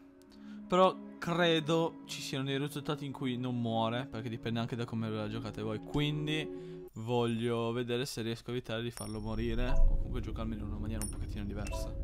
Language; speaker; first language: Italian; native; Italian